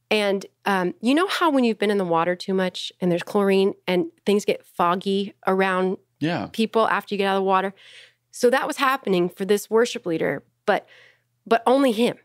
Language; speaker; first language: English; native; English